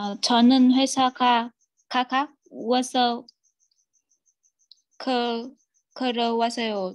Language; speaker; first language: Korean; non-native, learner; Vietnamese